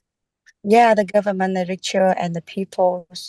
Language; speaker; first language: English; non-native, learner; Vietnamese